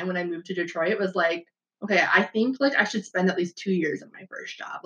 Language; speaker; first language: English; native; English